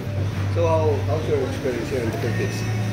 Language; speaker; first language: English; non-native, local second language; Filipino